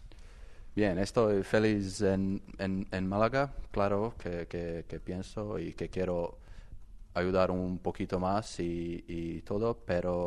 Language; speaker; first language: Spanish; non-native, learner; Croatian